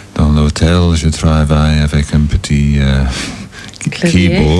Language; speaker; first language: French; non-native, learner; English